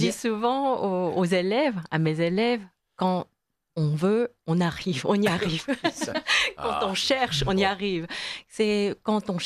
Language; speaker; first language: French; non-native, fluent; Korean